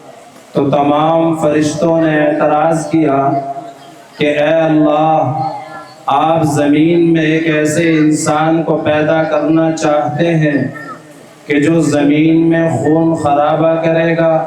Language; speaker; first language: Urdu; native; Urdu